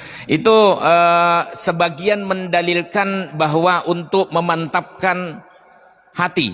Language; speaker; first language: Indonesian; native; Indonesian